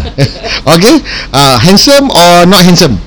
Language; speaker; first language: English; non-native, local second language; Malay